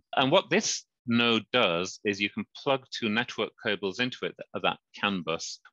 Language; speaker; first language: English; native; English